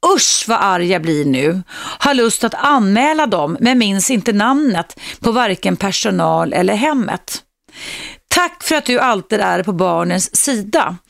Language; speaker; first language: Swedish; native; Swedish